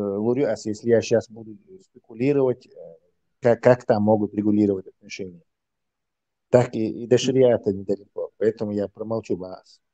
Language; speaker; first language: Russian; non-native, local second language; Chechen